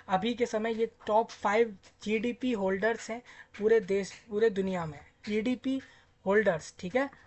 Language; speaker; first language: Hindi; native; Hindi